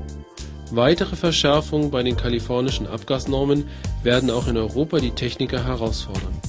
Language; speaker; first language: German; native; German